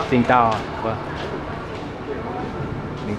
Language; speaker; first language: Vietnamese; non-native, learner; English